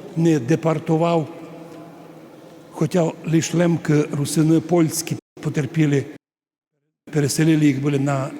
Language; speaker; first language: Ukrainian; native; Ukrainian